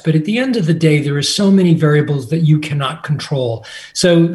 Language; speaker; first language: English; native; English